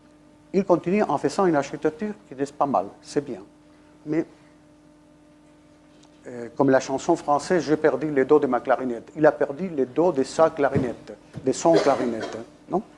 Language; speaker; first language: French; non-native, fluent; Spanish